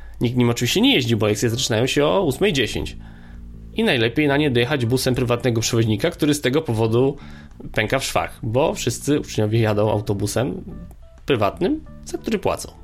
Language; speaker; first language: Polish; native; Polish